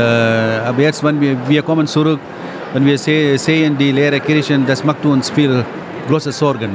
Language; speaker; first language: German; non-native, fluent; Tamil